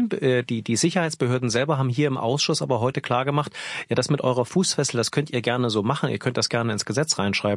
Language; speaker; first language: German; native; German